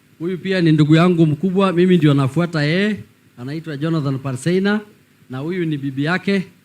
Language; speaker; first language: Swahili; non-native, local second language; Masai